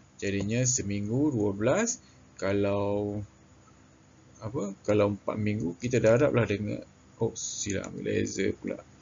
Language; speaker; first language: Malay; native; Malay